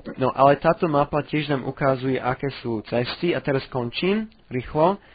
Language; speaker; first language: Slovak; non-native, fluent; English